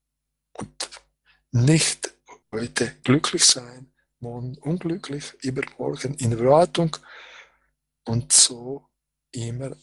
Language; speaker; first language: German; non-native, fluent; Croatian